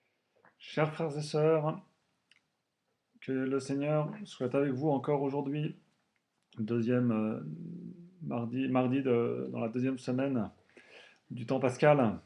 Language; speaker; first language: French; native; French